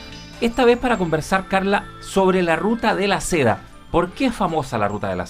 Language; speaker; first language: Spanish; native; Spanish